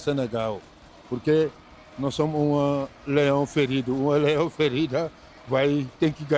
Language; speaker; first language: Portuguese; non-native, fluent; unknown